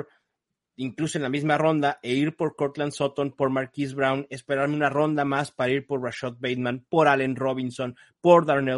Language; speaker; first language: Spanish; native; Spanish